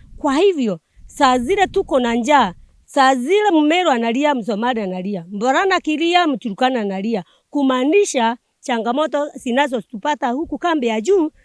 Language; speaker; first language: Swahili; non-native, local second language; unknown